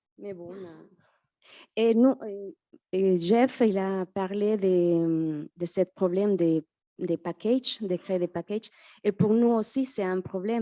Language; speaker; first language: French; non-native, fluent; Spanish